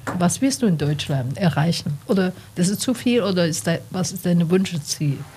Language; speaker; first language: German; non-native, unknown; Chinese